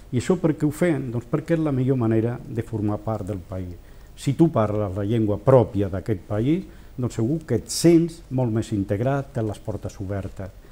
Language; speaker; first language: Catalan; non-native, local second language; Spanish